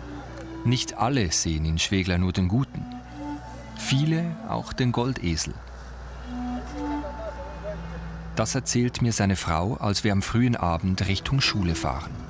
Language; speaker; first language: German; native; German